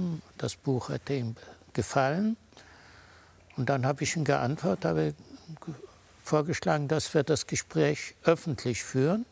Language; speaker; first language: German; early bilingual, heritage; German